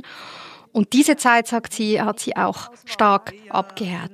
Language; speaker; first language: German; native; German